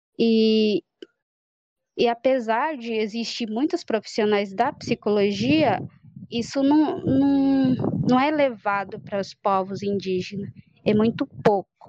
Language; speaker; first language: Portuguese; non-native, local second language; Guarani